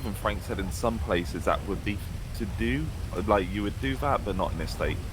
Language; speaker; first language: English; native; English